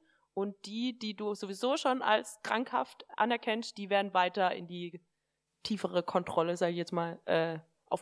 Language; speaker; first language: German; native; German